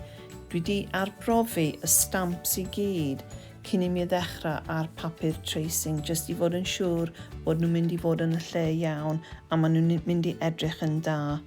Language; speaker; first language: Welsh; non-native, local second language; English